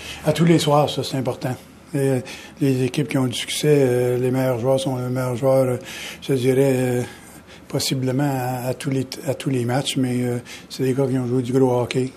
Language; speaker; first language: French; native; French